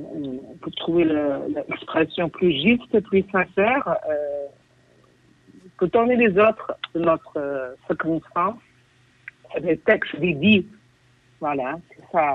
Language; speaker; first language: French; non-native, fluent; Chinese